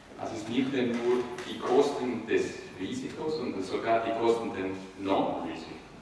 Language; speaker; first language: German; non-native, fluent; Italian